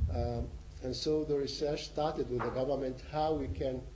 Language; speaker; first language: English; non-native, fluent; Arabic